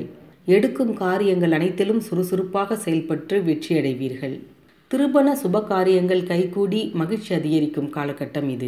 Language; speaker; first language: Tamil; native; Tamil